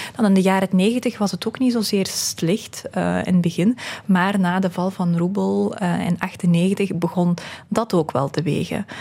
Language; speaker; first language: Dutch; early bilingual, other home language; Russian